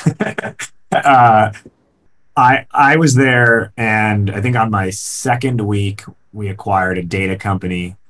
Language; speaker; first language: English; native; English